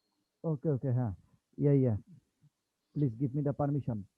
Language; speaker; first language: English; non-native, local second language; Bangla